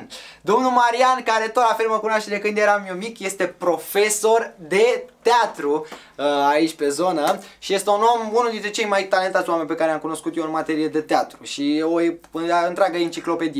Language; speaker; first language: Romanian; native; Romanian